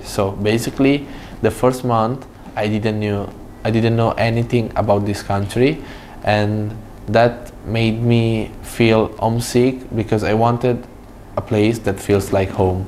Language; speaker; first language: English; non-native, fluent; Italian